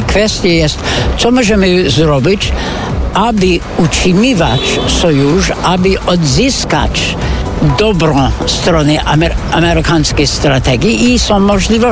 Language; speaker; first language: Polish; non-native, fluent; English